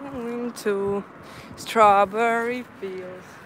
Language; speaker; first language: English; non-native, learner; Russian